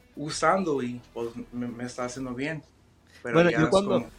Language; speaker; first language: Spanish; early bilingual, heritage; Spanish